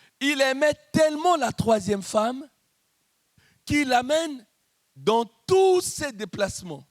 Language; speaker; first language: French; non-native, local second language; Lingala